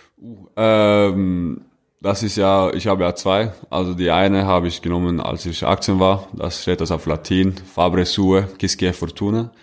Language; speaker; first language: German; non-native, fluent; Norwegian